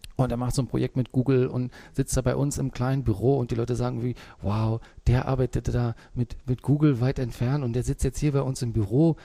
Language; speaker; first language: German; native; German